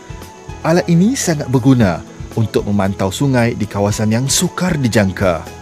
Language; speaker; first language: Malay; native; Malay